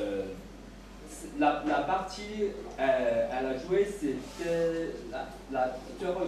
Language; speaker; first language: French; non-native, fluent; Chinese